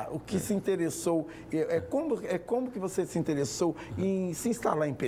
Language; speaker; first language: Portuguese; native; Portuguese